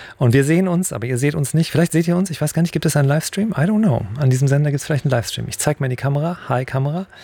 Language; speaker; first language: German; native; German